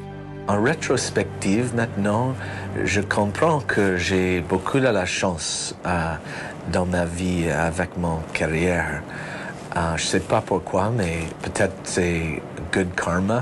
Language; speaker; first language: French; non-native, learner; English